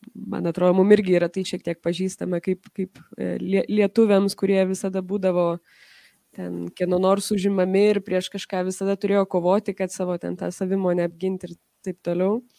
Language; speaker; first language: Lithuanian; early bilingual, heritage; Lithuanian